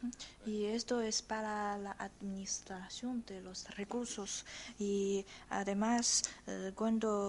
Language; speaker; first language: Spanish; non-native, fluent; Chinese